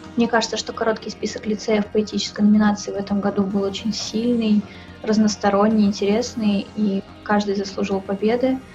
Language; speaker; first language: Russian; native; Russian